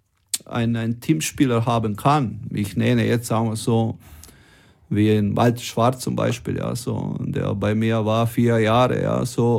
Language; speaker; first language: German; non-native, fluent; Croatian